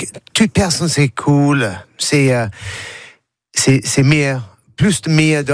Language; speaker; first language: French; non-native, learner; English